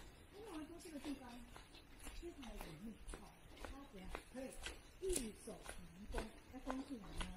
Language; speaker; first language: Chinese; native; Chinese